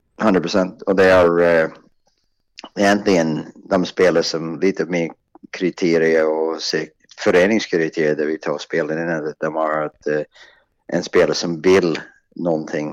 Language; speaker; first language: Norwegian; non-native, fluent; Swedish